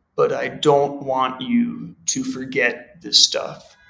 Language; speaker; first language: English; native; English